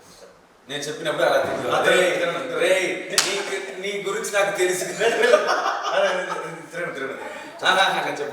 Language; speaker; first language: Telugu; non-native, learner; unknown